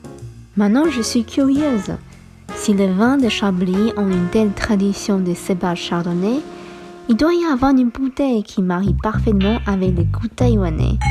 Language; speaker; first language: French; non-native, fluent; Chinese